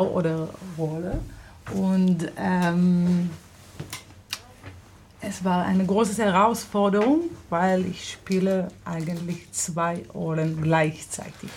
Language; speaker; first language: German; non-native, fluent; Hebrew